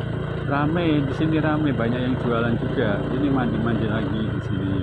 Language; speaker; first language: Indonesian; non-native, local second language; Javanese